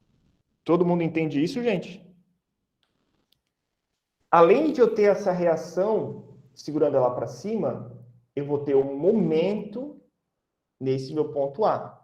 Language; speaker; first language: Portuguese; native; Portuguese